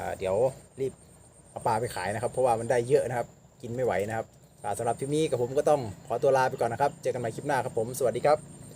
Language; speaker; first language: Thai; native; Thai